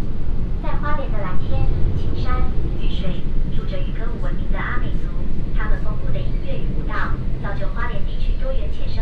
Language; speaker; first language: Chinese; native; Chinese